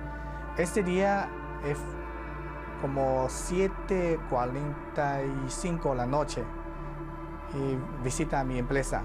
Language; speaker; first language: Spanish; non-native, learner; Chinese